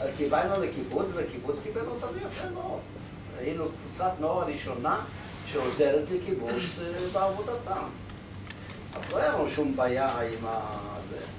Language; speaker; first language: Hebrew; non-native, fluent; Polish